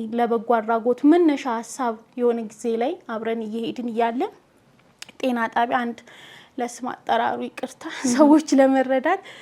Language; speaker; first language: Amharic; native; Amharic